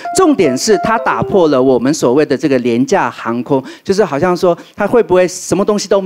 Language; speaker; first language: Chinese; native; Chinese